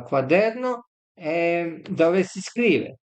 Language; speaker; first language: Italian; non-native, fluent; Serbian